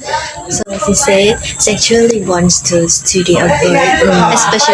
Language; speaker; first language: English; non-native, learner; Indonesian